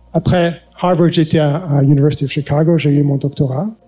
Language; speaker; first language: French; early bilingual, heritage; French